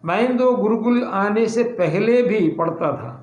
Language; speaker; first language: Hindi; non-native, local second language; Malayalam